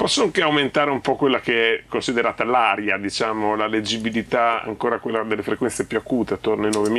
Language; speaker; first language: Italian; native; Italian